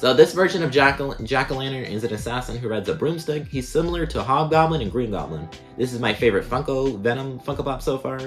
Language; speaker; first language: English; native; English